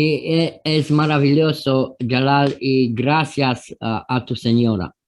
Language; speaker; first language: Spanish; non-native, fluent; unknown